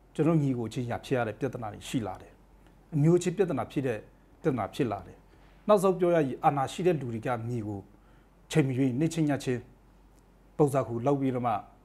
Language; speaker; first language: Burmese; non-native, local second language; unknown